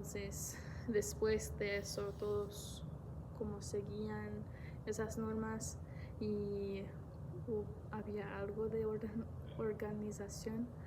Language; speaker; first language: Spanish; non-native, fluent; English